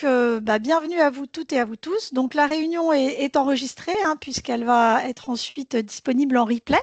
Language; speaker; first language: French; native; French